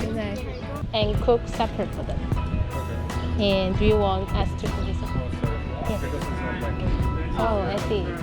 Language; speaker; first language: English; non-native, fluent; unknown